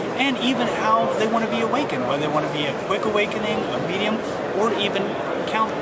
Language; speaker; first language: English; native; English